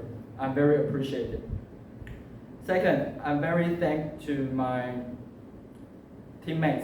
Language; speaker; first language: English; non-native, learner; Chinese